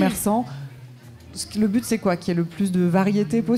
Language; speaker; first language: French; native; French